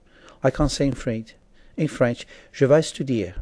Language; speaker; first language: French; non-native, fluent; English